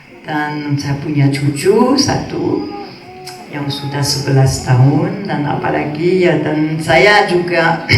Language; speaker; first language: Indonesian; non-native, fluent; French